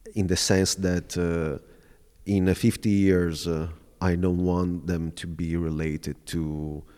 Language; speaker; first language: English; non-native, fluent; Italian